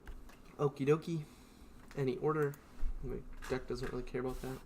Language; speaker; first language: English; native; English